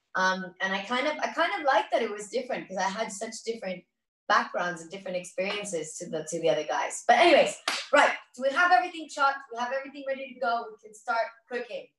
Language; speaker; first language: English; native; English